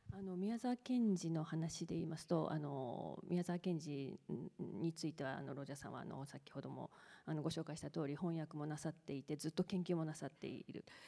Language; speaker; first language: Japanese; native; Japanese